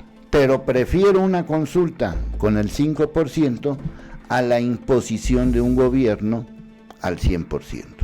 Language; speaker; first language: Spanish; native; Spanish